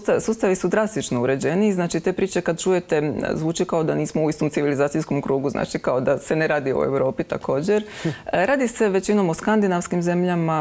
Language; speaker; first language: Croatian; native; Croatian